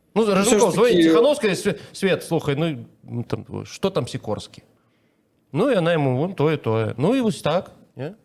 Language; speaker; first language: Belarusian; non-native, local second language; Russian